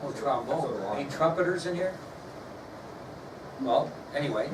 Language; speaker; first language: English; native; English